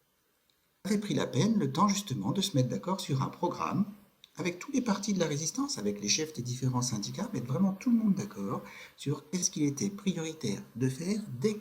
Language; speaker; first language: French; native; French